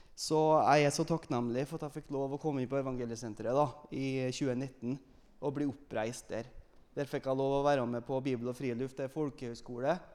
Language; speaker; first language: Norwegian; native; Norwegian